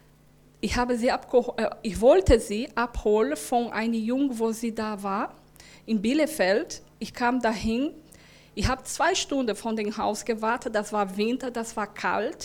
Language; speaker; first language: German; non-native, learner; Portuguese